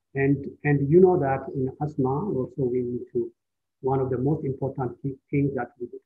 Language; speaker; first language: English; non-native, fluent; Amharic